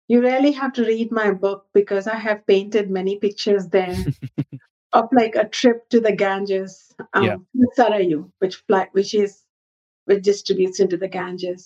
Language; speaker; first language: English; non-native, local second language; Hindi